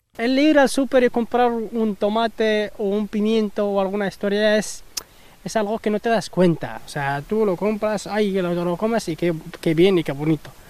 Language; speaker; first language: Spanish; early bilingual, other home language; Arabic